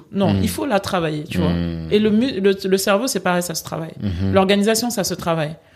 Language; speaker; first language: French; native; French